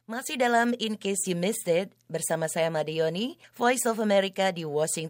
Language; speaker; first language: Indonesian; native; Indonesian